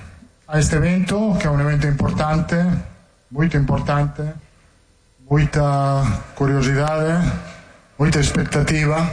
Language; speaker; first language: Portuguese; non-native, learner; Italian